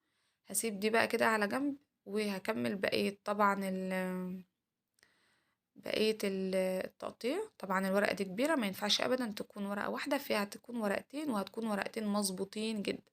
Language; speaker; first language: Arabic; native; Arabic